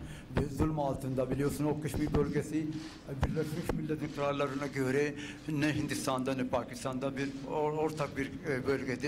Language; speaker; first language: Turkish; non-native, fluent; Urdu